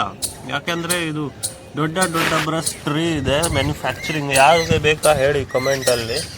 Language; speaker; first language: Kannada; non-native, local second language; Hindi